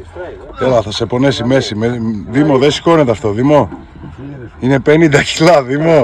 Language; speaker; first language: Greek; native; Greek